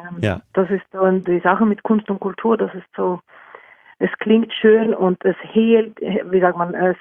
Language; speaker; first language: German; non-native, fluent; Norwegian